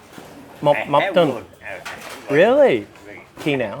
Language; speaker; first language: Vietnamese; non-native, learner; English